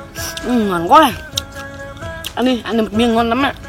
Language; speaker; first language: Vietnamese; non-native, local second language; Jarai